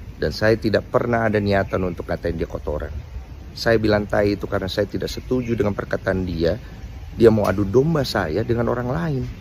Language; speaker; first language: Indonesian; native; Indonesian